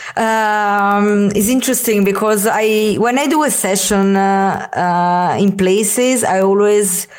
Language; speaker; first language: English; non-native, fluent; Italian